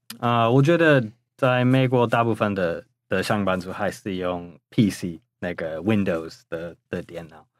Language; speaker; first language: Chinese; non-native, fluent; English